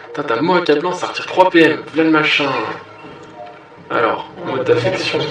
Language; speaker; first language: French; native; French